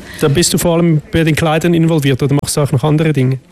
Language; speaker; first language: German; native; German